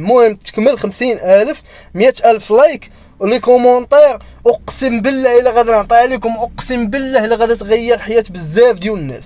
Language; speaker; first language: Arabic; native; Arabic